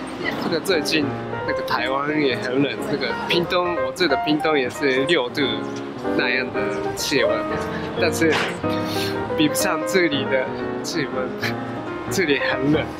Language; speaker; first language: Chinese; non-native, fluent; Japanese